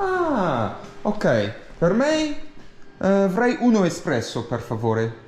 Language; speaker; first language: Italian; non-native, learner; English